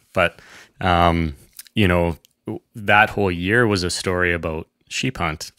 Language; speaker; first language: English; native; English